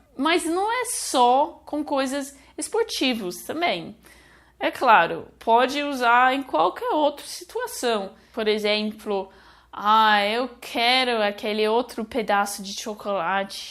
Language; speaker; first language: Portuguese; non-native, fluent; English